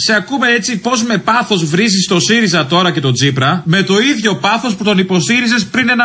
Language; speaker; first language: Greek; native; Greek